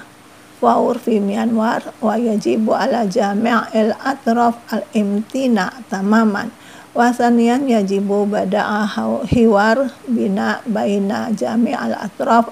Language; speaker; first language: Arabic; non-native, fluent; Indonesian